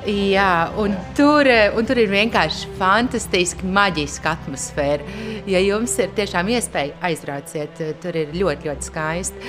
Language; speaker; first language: Latvian; native; Latvian